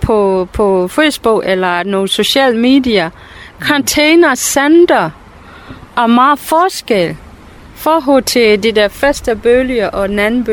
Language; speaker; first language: Danish; non-native, fluent; Burmese